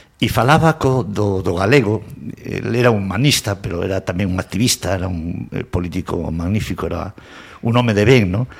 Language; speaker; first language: Galician; non-native, local second language; Spanish